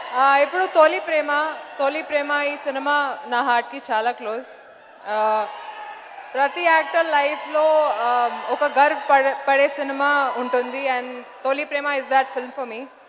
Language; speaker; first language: Telugu; non-native, local second language; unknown